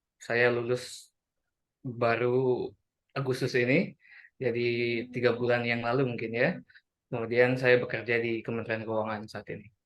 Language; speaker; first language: Indonesian; native; Indonesian